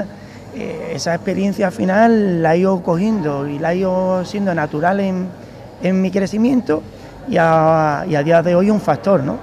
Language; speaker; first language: Spanish; native; Spanish